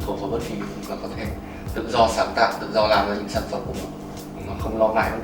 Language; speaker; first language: Vietnamese; native; Vietnamese